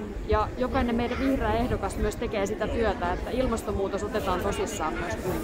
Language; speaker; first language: Finnish; native; Finnish